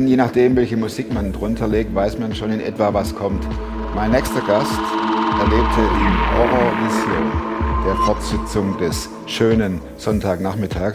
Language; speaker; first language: German; native; German